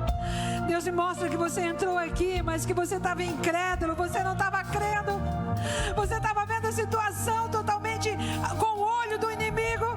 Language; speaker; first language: Portuguese; native; Portuguese